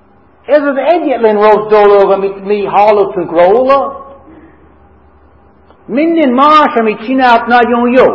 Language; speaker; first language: Hungarian; non-native, fluent; English